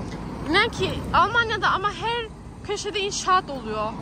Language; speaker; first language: Turkish; early bilingual, heritage; Turkish